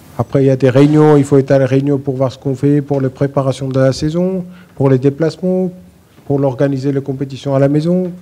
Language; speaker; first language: French; non-native, fluent; Armenian